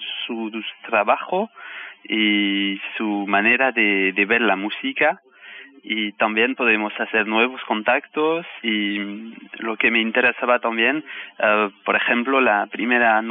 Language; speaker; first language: Spanish; non-native, fluent; French